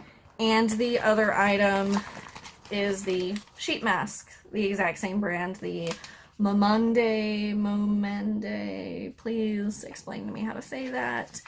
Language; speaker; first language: English; native; English